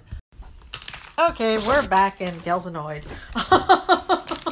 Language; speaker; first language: English; native; English